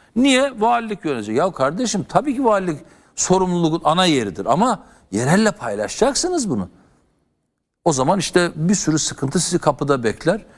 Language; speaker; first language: Turkish; native; Turkish